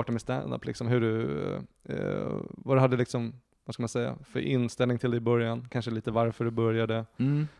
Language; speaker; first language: Swedish; native; Swedish